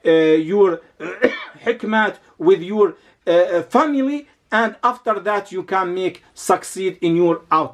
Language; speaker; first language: English; non-native, learner; Arabic